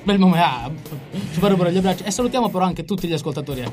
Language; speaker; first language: Italian; native; Italian